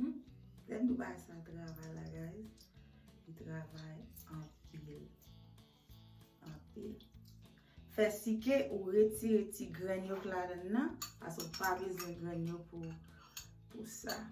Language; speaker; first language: French; non-native, learner; Haitian Creole